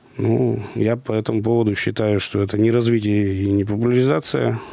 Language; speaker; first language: Russian; native; Russian